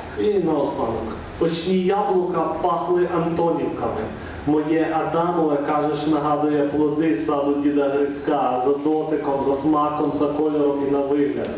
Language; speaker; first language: Ukrainian; native; Ukrainian